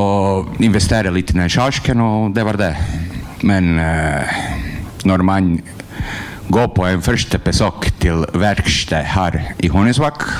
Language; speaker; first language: Norwegian; non-native, learner; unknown